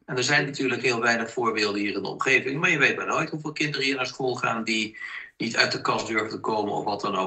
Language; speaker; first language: Dutch; native; Dutch